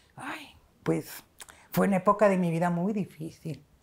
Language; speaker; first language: Spanish; native; Spanish